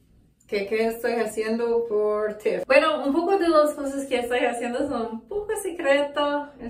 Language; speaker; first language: Spanish; non-native, learner; English